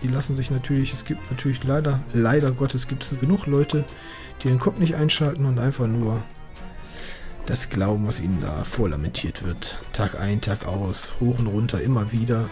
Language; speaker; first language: German; native; German